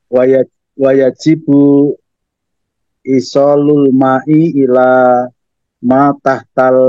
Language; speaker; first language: Arabic; non-native, learner; Indonesian